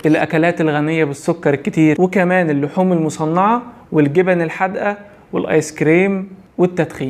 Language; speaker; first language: Arabic; native; Arabic